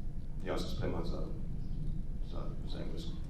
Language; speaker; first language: Croatian; native; Croatian